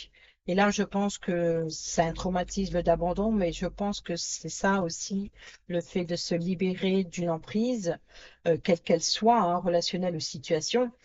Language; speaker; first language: French; native; French